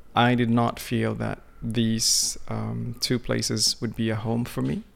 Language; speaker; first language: English; non-native, fluent; Arabic